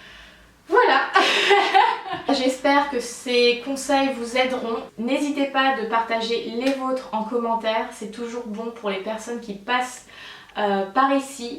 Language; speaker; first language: French; native; French